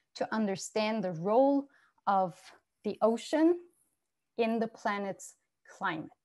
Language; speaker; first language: English; non-native, fluent; Turkish